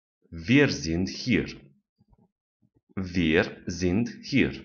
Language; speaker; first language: German; non-native, fluent; Romanian